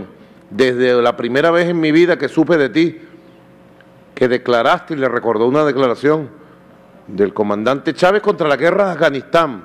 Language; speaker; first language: Spanish; native; Spanish